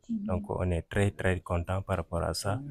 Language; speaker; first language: French; non-native, local second language; Wolof